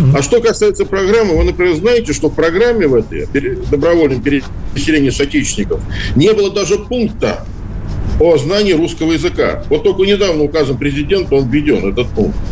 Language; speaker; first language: Russian; native; Russian